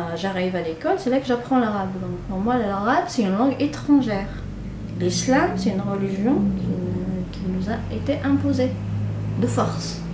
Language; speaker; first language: French; non-native, local second language; Kabyle